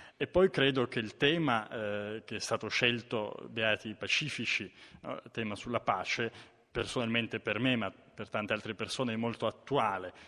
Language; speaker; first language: Italian; non-native, fluent; Ukrainian